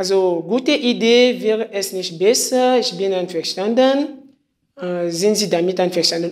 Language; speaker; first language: German; non-native, fluent; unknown